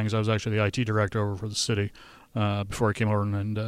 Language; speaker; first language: English; native; English